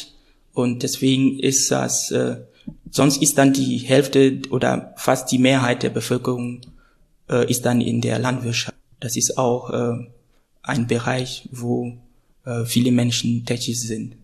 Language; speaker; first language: German; non-native, fluent; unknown